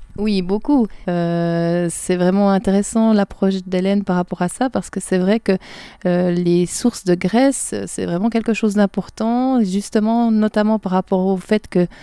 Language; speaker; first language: French; native; French